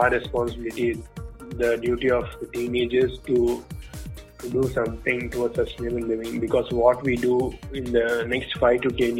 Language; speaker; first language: English; non-native, local second language; Tamil